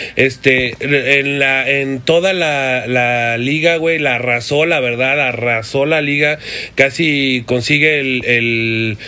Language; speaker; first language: Spanish; native; Spanish